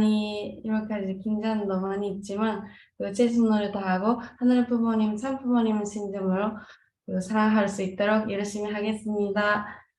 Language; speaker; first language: Korean; non-native, learner; Japanese